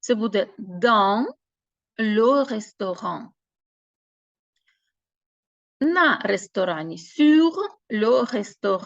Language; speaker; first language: French; non-native, fluent; Ukrainian